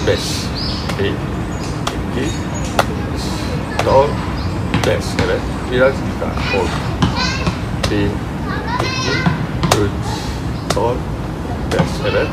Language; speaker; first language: Turkish; non-native, learner; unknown